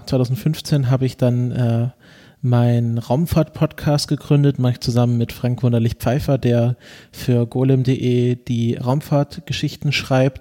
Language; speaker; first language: German; native; German